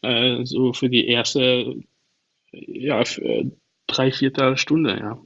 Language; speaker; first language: German; non-native, learner; Dutch